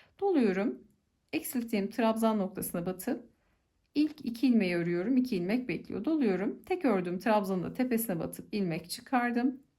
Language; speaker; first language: Turkish; native; Turkish